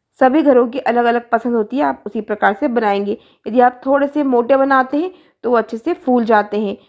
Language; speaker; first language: Hindi; native; Hindi